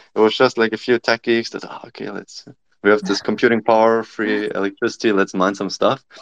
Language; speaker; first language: English; non-native, fluent; German